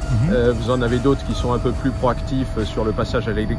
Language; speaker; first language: French; native; French